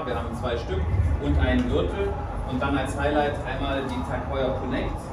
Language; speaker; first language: German; native; German